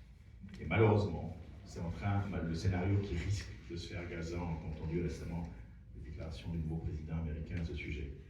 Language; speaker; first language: French; native; French